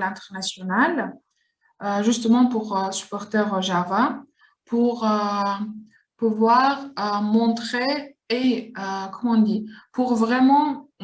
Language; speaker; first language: French; non-native, learner; Kurdish